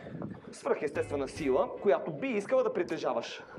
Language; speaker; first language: Bulgarian; native; Bulgarian